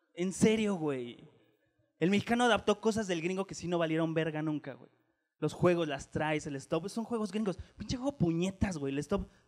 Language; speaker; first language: Spanish; native; Spanish